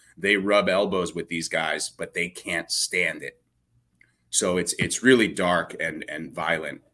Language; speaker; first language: English; native; English